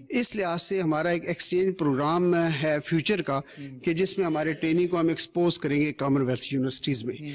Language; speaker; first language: Urdu; non-native, local second language; Punjabi